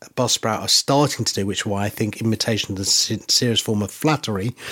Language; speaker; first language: English; native; English